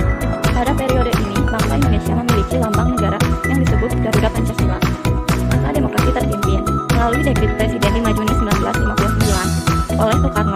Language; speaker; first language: Indonesian; native; Indonesian